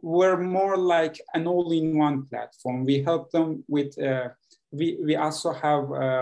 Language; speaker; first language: English; non-native, fluent; Persian